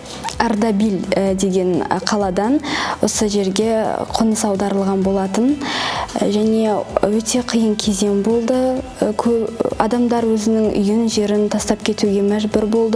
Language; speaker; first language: Kazakh; non-native, local second language; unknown